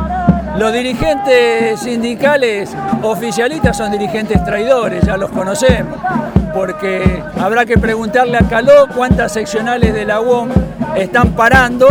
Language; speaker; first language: Spanish; native; Spanish